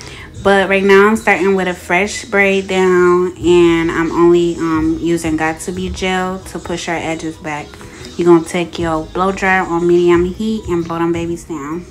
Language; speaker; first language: English; native; English